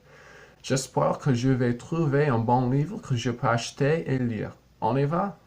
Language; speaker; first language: French; non-native, learner; English